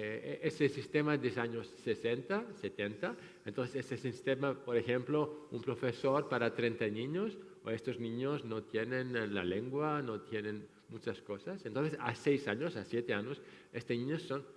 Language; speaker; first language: Spanish; non-native, fluent; French